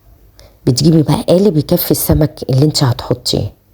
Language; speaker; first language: Arabic; native; Arabic